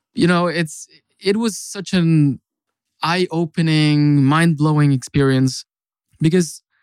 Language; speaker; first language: English; non-native, fluent; Spanish